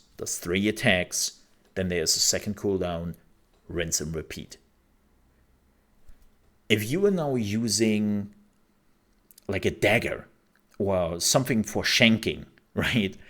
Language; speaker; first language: English; non-native, fluent; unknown